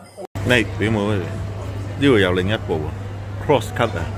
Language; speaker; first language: Cantonese; native; Cantonese